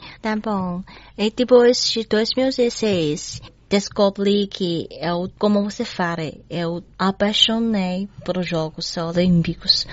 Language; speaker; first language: Portuguese; non-native, learner; Chinese